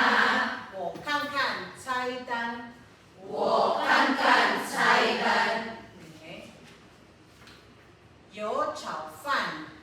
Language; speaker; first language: Chinese; non-native, fluent; Filipino